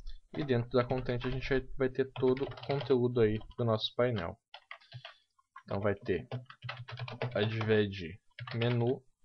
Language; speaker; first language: Portuguese; native; Portuguese